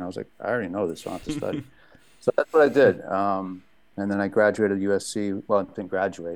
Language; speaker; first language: English; native; English